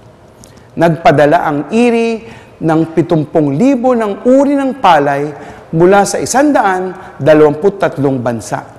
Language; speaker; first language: Filipino; native; Filipino